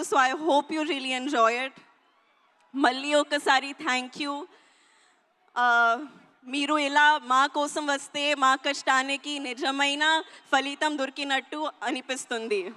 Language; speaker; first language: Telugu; non-native, learner; Hindi